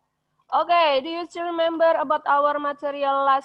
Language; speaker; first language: English; non-native, fluent; Indonesian